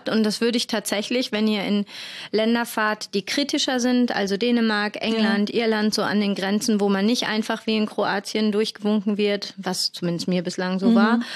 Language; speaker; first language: German; native; German